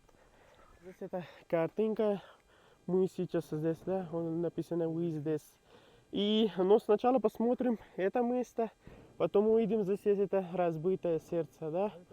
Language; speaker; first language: Russian; non-native, learner; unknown